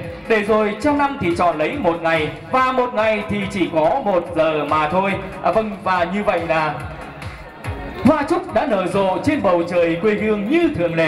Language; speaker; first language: Vietnamese; native; Vietnamese